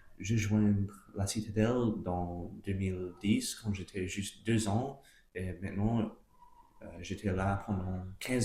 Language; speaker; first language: French; non-native, local second language; English